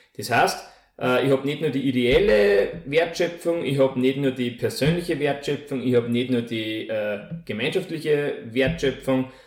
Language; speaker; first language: German; native; German